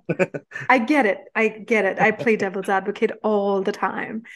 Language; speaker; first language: English; non-native, local second language; Punjabi